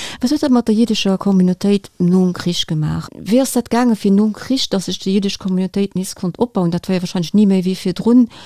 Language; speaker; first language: Luxembourgish; native; Luxembourgish